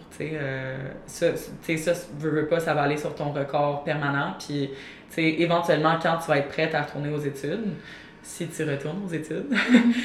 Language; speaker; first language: French; native; French